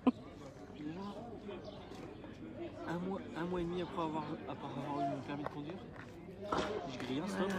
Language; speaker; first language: French; native; French